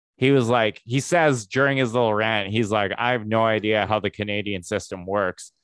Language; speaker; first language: English; native; English